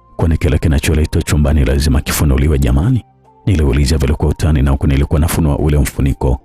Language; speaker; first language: Swahili; native; Swahili